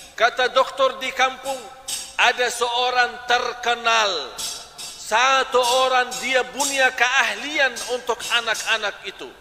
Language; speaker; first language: Malay; non-native, fluent; Arabic